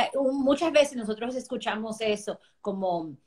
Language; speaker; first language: Spanish; early bilingual, heritage; Spanish